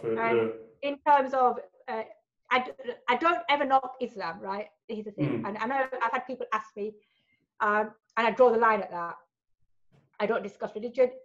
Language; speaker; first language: English; early bilingual, other home language; Hindi